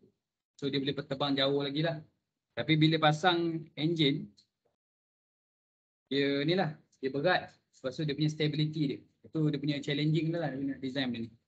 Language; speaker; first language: Malay; native; Malay